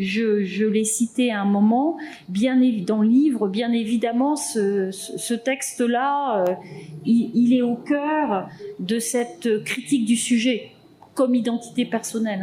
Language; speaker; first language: French; native; French